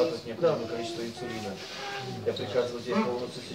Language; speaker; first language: Russian; native; Russian